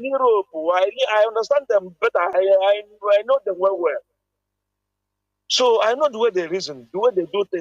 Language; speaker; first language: English; non-native, local second language; Igbo